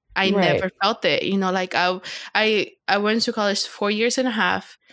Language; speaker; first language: English; non-native, fluent; Spanish